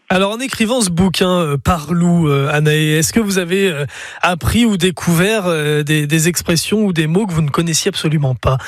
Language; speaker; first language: French; native; French